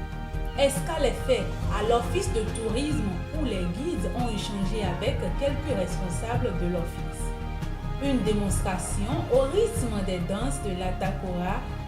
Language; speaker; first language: French; native; French